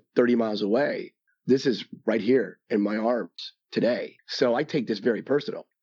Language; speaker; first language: English; early bilingual, other home language; Spanish